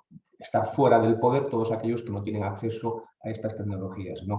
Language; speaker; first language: Spanish; native; Spanish